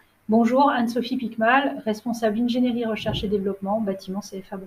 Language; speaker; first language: French; native; French